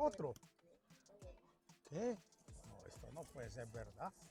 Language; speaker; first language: Spanish; native; Spanish